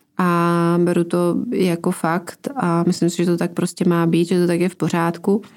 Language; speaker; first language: Czech; native; Czech